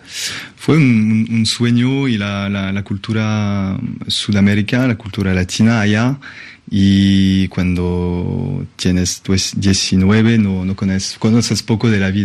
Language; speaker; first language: Spanish; non-native, fluent; French